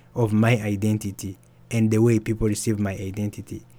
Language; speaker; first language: English; early bilingual, other home language; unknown